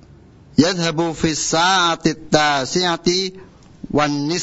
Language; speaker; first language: Arabic; non-native, learner; Indonesian